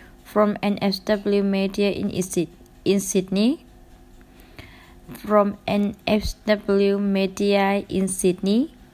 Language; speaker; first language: English; non-native, learner; Vietnamese